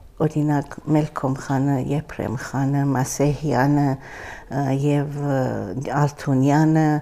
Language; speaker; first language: Armenian; early bilingual, heritage; Armenian